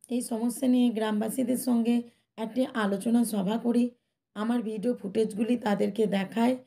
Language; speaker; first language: Bangla; native; Bangla